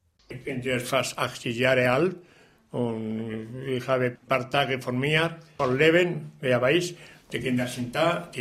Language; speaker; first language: German; non-native, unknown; Spanish